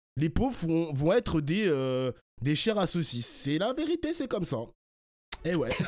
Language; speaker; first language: French; early bilingual, other home language; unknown